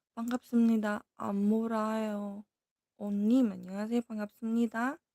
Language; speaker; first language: Korean; non-native, fluent; Filipino